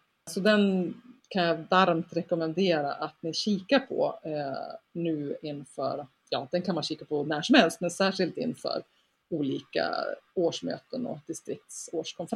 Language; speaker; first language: Swedish; native; Swedish